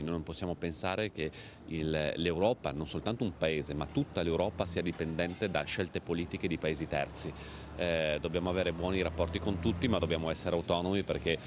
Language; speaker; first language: Italian; native; Italian